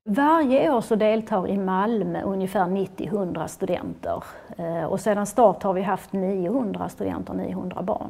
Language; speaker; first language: Swedish; native; Swedish